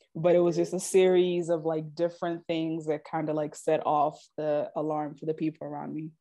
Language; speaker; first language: English; early bilingual, other home language; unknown